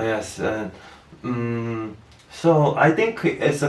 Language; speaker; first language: English; non-native, learner; Korean